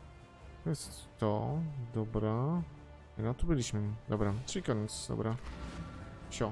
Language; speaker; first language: Polish; native; Polish